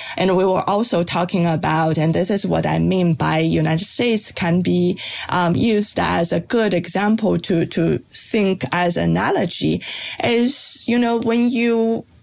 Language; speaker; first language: English; non-native, fluent; Chinese